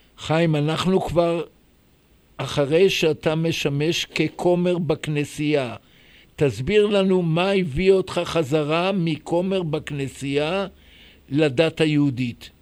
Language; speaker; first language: Hebrew; native; Hebrew